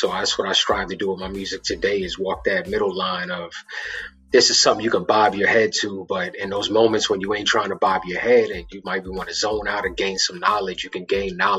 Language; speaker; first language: English; native; English